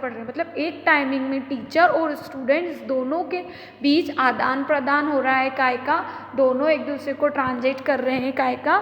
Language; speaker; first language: Hindi; native; Hindi